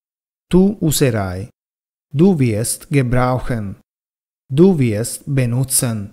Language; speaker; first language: German; non-native, fluent; Italian